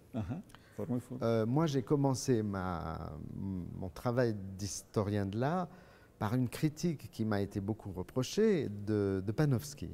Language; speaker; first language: French; native; French